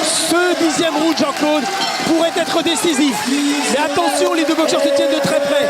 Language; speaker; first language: French; native; French